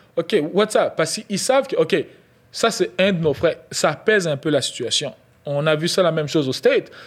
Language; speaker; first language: French; non-native, local second language; Lingala